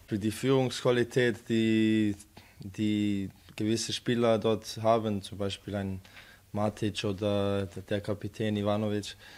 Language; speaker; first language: German; non-native, fluent; Serbian